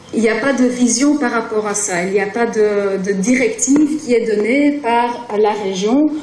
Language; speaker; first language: French; non-native, local second language; Dutch